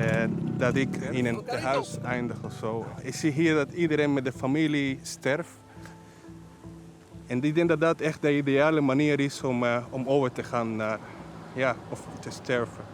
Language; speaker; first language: Dutch; early bilingual, other home language; Spanish